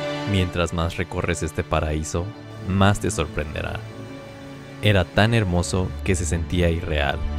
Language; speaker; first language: Spanish; native; Spanish